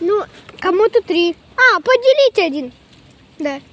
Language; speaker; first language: Russian; native; Russian